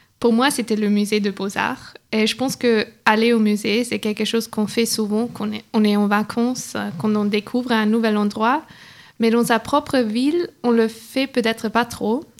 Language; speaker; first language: French; non-native, fluent; German